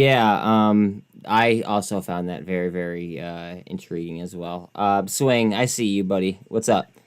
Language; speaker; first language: English; native; English